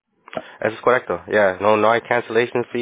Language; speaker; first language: Spanish; early bilingual, heritage; Spanish